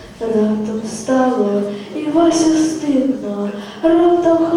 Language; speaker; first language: Ukrainian; native; Ukrainian